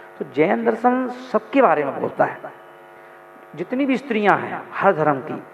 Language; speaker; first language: Hindi; native; Hindi